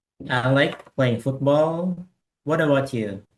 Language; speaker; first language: English; non-native, learner; Indonesian